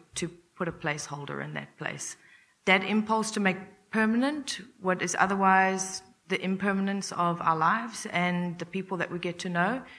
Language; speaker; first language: English; native; English